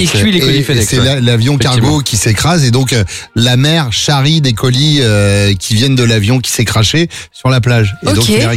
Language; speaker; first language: French; native; French